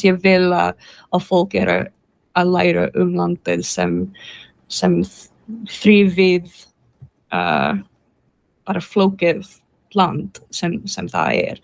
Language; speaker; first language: Icelandic; non-native, fluent; English